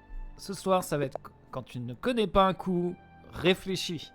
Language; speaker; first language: French; native; French